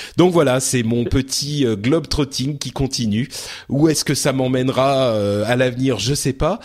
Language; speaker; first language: French; early bilingual, other home language; Arabic